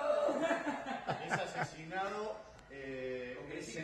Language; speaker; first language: Spanish; native; Spanish